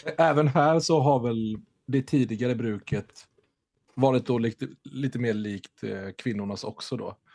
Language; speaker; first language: Swedish; native; Swedish